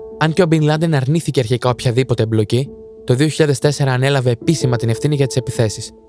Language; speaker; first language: Greek; native; Greek